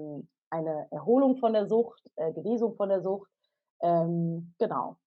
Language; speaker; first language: German; native; German